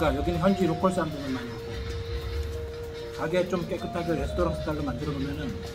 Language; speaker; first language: Korean; native; Korean